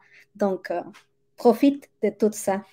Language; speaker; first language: French; non-native, fluent; Spanish